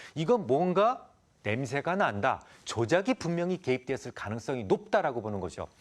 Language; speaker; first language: Korean; native; Korean